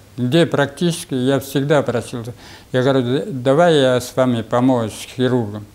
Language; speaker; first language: Russian; non-native, local second language; Bashkir